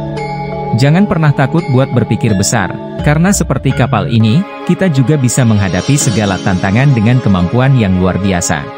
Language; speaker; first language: Indonesian; native; Indonesian